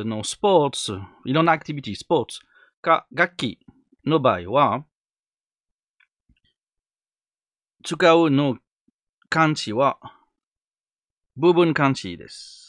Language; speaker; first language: Japanese; non-native, learner; French